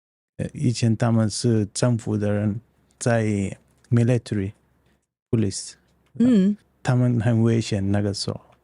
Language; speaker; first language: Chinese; non-native, learner; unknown